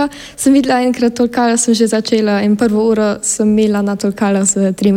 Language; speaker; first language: Slovenian; early bilingual, heritage; German